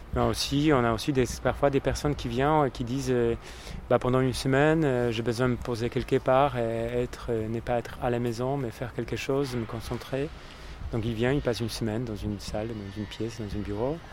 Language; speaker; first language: French; non-native, fluent; Polish